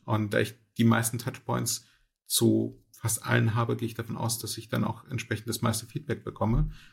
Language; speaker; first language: German; early bilingual, other home language; Russian